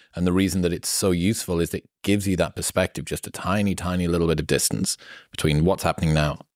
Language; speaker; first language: English; native; English